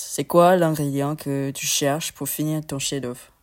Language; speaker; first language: French; non-native, fluent; Khmer